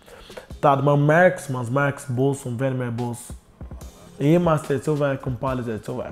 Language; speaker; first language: Latvian; non-native, learner; Portuguese